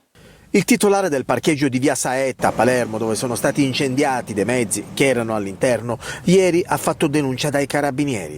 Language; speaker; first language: Italian; native; Italian